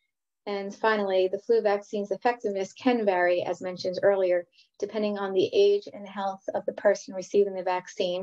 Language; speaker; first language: English; native; English